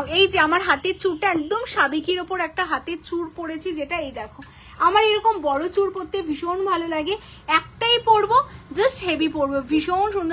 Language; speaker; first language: Bangla; native; Bangla